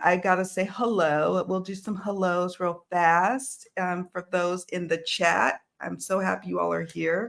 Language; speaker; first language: English; native; English